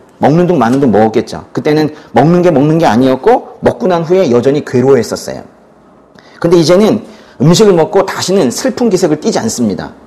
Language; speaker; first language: Korean; native; Korean